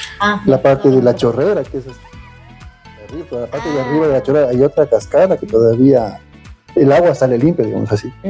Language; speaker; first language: Spanish; native; Spanish